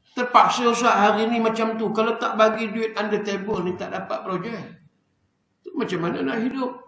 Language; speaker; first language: Malay; native; Malay